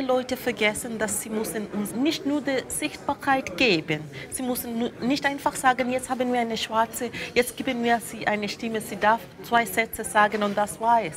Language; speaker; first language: German; non-native, fluent; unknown